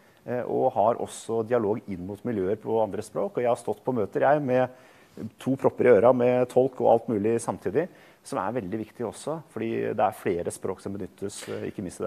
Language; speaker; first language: Norwegian; native; Norwegian